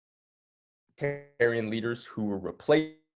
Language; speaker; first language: English; native; English